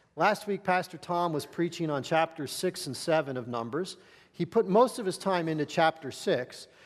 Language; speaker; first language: English; native; English